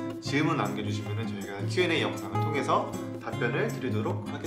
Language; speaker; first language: Korean; native; Korean